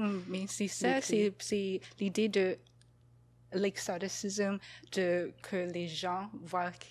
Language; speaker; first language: French; non-native, fluent; English